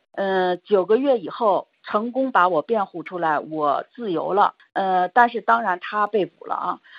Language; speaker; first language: Chinese; native; Chinese